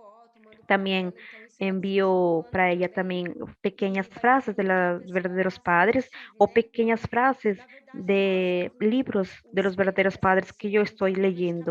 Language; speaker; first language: Spanish; non-native, learner; Portuguese